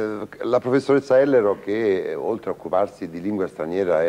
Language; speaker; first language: Italian; native; Italian